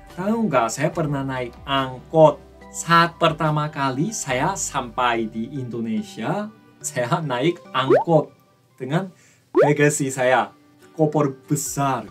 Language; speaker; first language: Indonesian; non-native, fluent; Korean